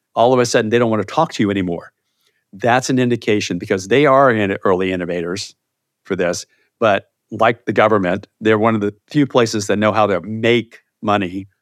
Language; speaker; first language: English; native; English